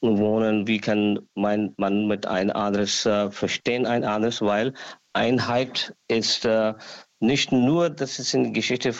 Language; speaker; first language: German; non-native, learner; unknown